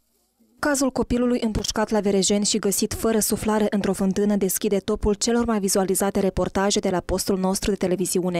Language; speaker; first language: Romanian; native; Romanian